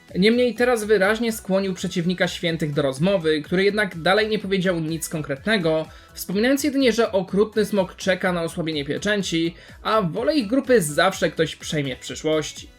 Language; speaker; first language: Polish; native; Polish